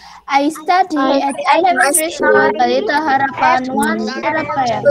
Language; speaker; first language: English; non-native, learner; Indonesian